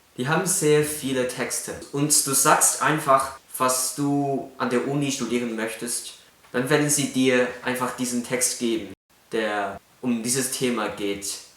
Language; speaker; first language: German; non-native, fluent; Cantonese